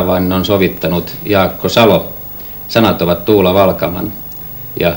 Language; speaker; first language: Finnish; native; Finnish